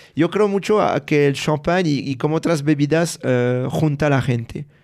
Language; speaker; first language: Spanish; non-native, fluent; French